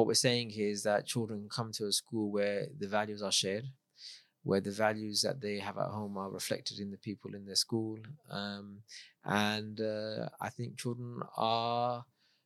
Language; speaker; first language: English; native; English